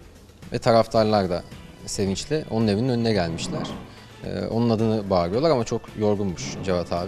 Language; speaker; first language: Turkish; native; Turkish